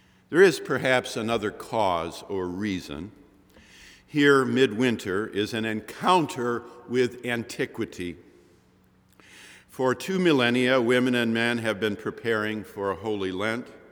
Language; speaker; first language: English; native; English